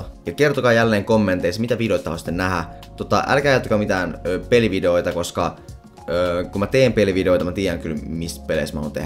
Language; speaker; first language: Finnish; native; Finnish